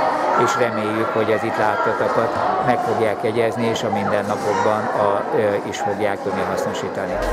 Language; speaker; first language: Hungarian; native; Hungarian